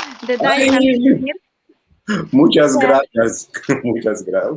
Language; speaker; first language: Spanish; non-native, fluent; Italian